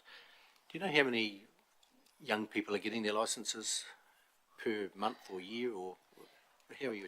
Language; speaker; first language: English; native; English